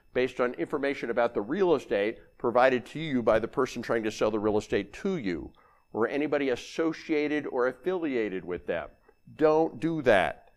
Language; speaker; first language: English; native; English